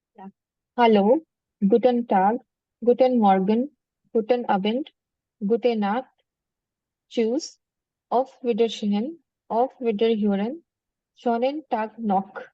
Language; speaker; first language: German; non-native, learner; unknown